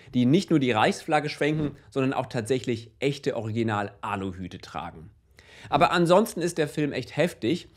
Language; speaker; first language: German; native; German